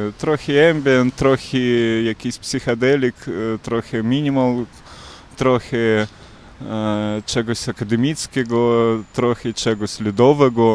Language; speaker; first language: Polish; non-native, learner; Belarusian